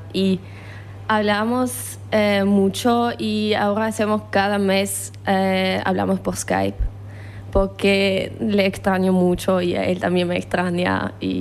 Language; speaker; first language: Spanish; non-native, fluent; German